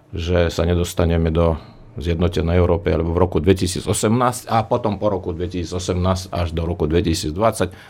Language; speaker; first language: Slovak; early bilingual, other home language; Russian